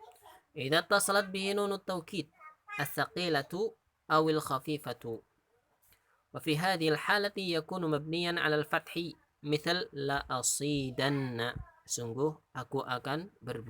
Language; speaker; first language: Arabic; non-native, fluent; Indonesian